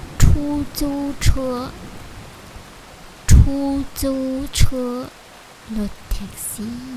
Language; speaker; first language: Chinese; non-native, fluent; Lao